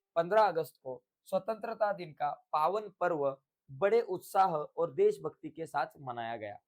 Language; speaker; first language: Hindi; non-native, local second language; Marathi